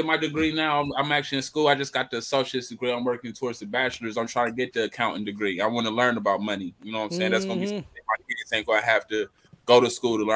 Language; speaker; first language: English; native; English